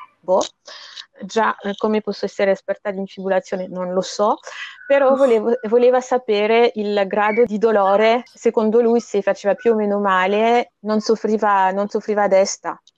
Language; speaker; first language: Italian; non-native, fluent; French